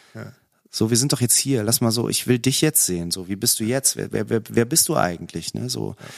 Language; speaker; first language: German; native; German